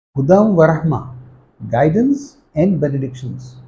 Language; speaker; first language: English; non-native, local second language; Urdu